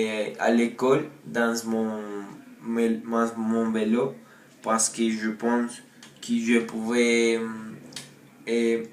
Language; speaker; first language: French; non-native, learner; Spanish